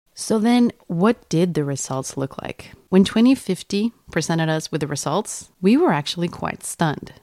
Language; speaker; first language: English; non-native, fluent; Swedish